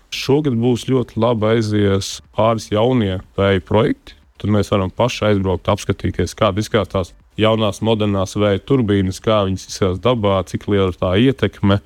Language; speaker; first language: Latvian; native; Latvian